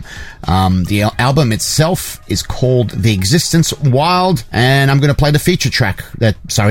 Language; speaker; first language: English; native; English